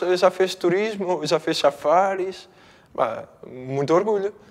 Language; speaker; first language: Portuguese; native; Portuguese